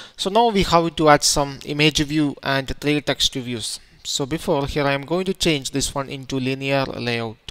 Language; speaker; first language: English; non-native, local second language; Malayalam